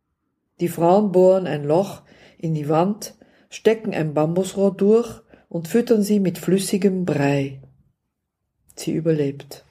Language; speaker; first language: German; non-native, fluent; Dutch